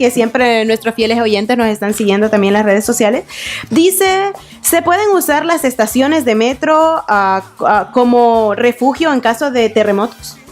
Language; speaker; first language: Spanish; native; Spanish